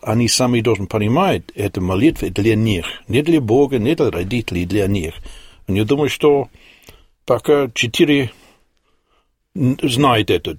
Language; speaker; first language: Russian; non-native, learner; English